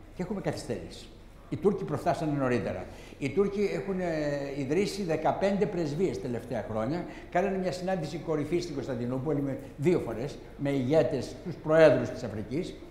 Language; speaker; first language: Greek; native; Greek